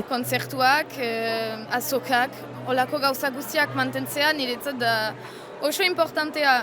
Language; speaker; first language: Basque; native; Basque